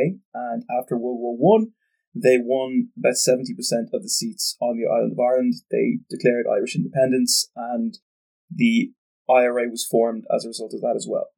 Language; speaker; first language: English; native; English